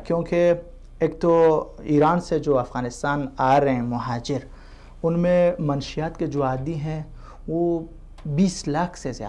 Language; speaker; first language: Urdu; non-native, fluent; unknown